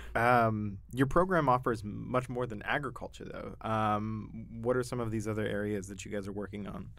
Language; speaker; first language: English; native; English